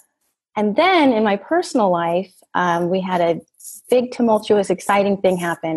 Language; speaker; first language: English; native; English